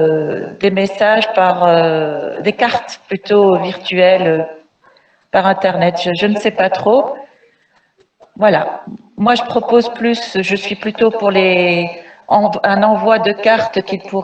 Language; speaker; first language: French; non-native, local second language; Arabic